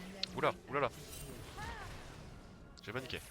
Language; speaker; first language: French; native; French